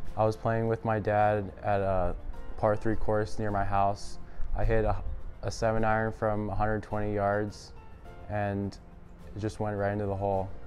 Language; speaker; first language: English; native; English